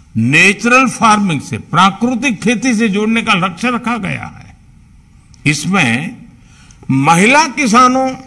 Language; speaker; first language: Hindi; non-native, local second language; Gujarati